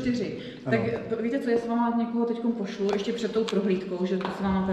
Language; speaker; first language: Czech; native; Czech